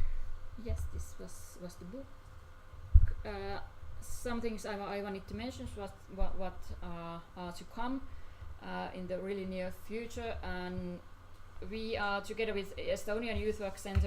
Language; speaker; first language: English; non-native, fluent; Finnish